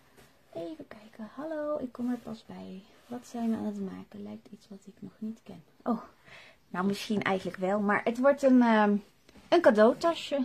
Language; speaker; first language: Dutch; native; Dutch